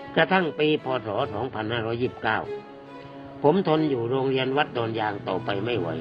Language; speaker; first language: Thai; native; Thai